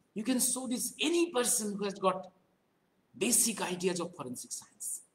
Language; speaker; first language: English; non-native, local second language; Bangla